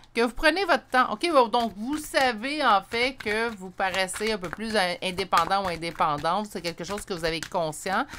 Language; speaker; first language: French; native; French